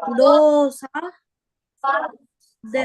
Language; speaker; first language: Japanese; non-native, learner; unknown